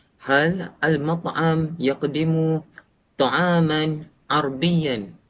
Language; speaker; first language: Arabic; non-native, learner; Malay